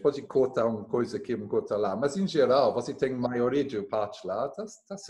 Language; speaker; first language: Portuguese; non-native, learner; English